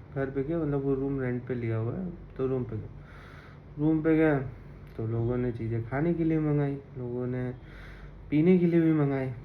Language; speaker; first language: Hindi; non-native, local second language; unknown